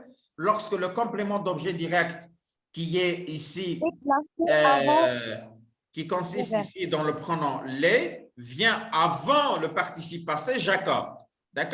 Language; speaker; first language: French; non-native, local second language; Arabic